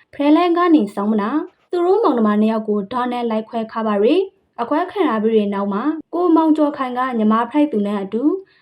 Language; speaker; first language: Burmese; native; Burmese